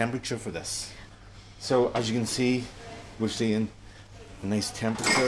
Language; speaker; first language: English; native; English